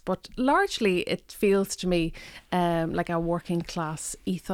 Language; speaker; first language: English; non-native, local second language; Irish